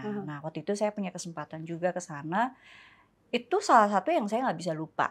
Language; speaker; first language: Indonesian; native; Indonesian